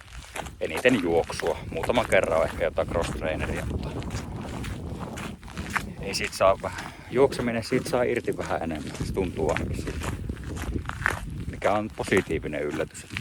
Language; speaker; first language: Finnish; native; Finnish